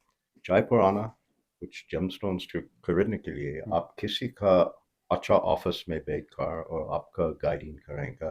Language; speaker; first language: Hindi; non-native, fluent; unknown